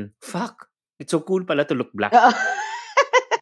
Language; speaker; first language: English; non-native, local second language; Cebuano